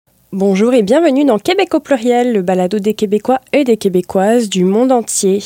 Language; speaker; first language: French; native; French